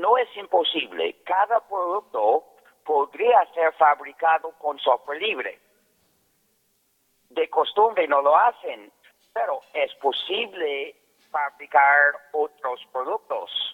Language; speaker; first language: Spanish; non-native, fluent; English